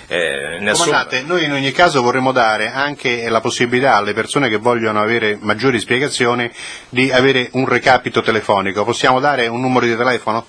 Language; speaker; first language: Italian; native; Italian